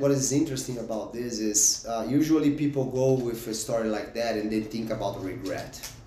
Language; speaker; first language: English; non-native, fluent; Portuguese